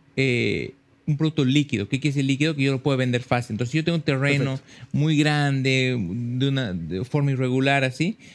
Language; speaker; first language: Spanish; native; Spanish